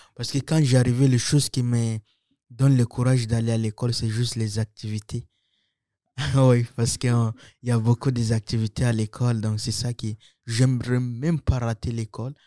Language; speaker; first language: French; non-native, local second language; Sango